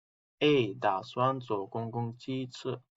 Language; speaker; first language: Chinese; non-native, fluent; Uzbek